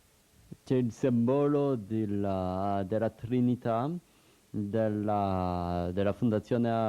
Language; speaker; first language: Italian; non-native, learner; French